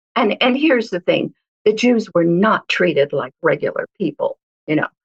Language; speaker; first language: English; early bilingual, other home language; Hebrew